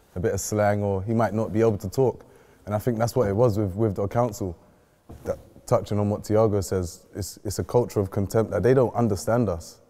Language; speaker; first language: English; native; English